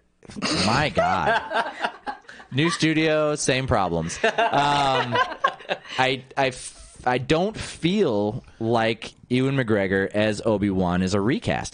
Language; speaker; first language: English; native; English